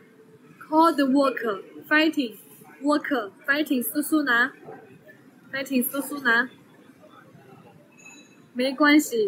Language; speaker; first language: English; non-native, learner; Chinese